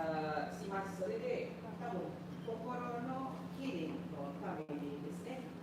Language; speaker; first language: Japanese; non-native, learner; Indonesian